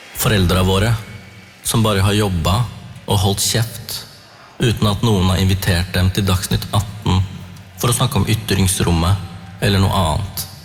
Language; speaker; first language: Norwegian; early bilingual, other home language; Tamil